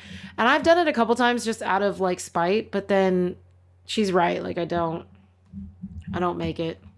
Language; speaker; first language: English; native; English